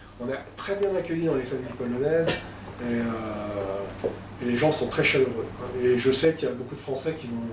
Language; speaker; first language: French; native; French